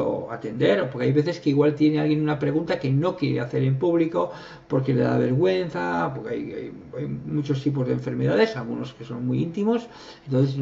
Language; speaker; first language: Spanish; native; Spanish